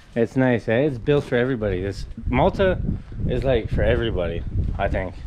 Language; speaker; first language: English; non-native, fluent; Croatian